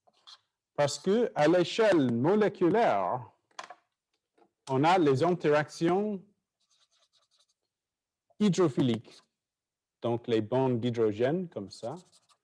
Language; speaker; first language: French; non-native, fluent; English